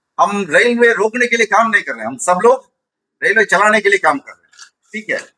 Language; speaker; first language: Hindi; non-native, local second language; Tamil